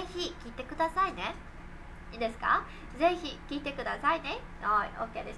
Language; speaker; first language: Japanese; non-native, fluent; Vietnamese